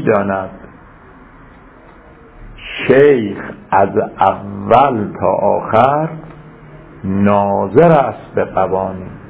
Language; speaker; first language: Persian; native; Persian